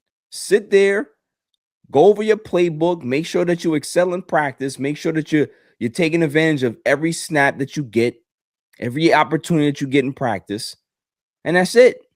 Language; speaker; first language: English; native; English